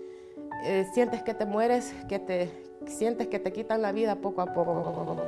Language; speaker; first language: Spanish; native; Spanish